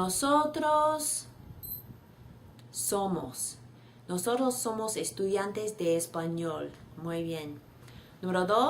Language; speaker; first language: Spanish; non-native, fluent; English